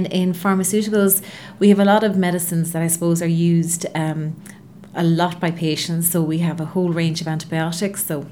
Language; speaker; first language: English; native; English